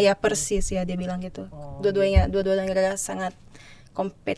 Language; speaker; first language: Indonesian; non-native, fluent; Portuguese